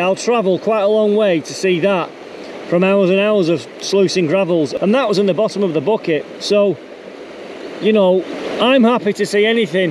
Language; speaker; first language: English; native; English